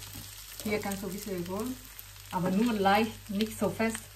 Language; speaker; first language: German; non-native, learner; Vietnamese